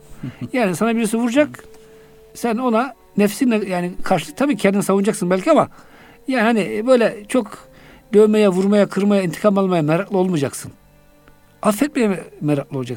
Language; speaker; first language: Turkish; native; Turkish